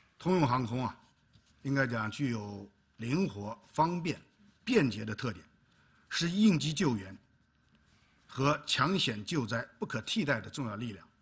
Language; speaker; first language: Chinese; native; Chinese